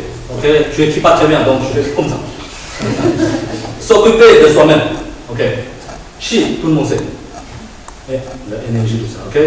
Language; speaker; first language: French; non-native, fluent; Chinese